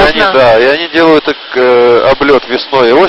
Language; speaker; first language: Russian; native; Russian